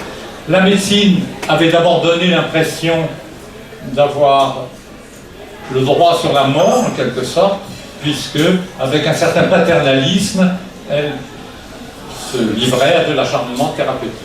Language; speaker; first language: French; native; French